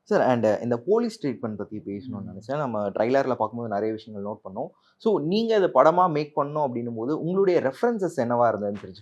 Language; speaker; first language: Tamil; native; Tamil